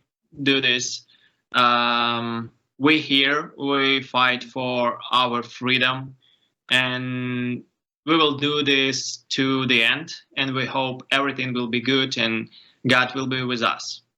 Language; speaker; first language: English; non-native, learner; Ukrainian